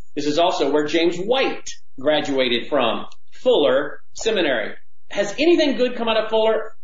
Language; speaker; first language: English; native; English